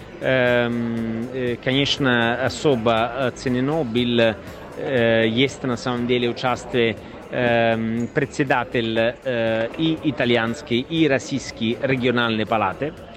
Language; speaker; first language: Russian; non-native, fluent; Italian